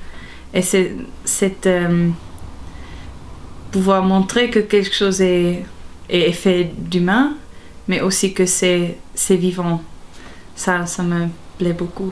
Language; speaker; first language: French; non-native, local second language; German